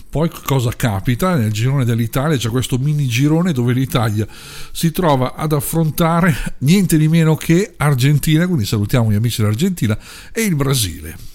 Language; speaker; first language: Italian; native; Italian